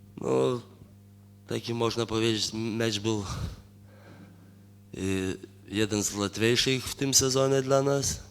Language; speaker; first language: Polish; non-native, fluent; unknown